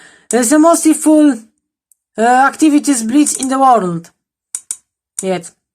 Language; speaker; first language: English; non-native, learner; Polish